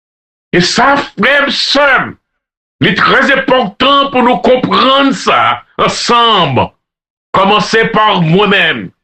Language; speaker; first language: French; non-native, local second language; Haitian Creole